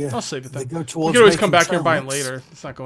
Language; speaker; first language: English; native; English